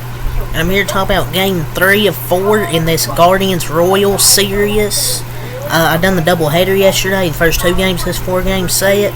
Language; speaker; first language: English; native; English